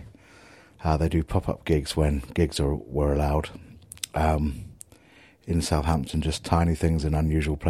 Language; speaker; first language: English; native; English